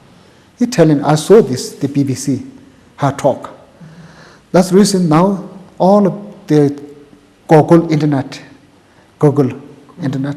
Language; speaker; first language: English; non-native, local second language; Tibetan